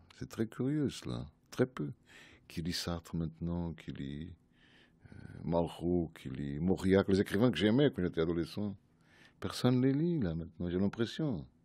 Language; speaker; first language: French; non-native, fluent; Portuguese